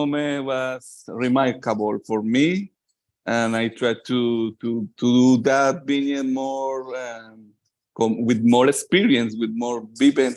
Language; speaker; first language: English; non-native, learner; Spanish